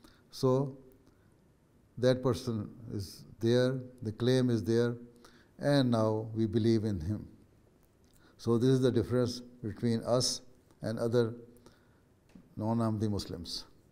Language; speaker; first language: English; non-native, local second language; Urdu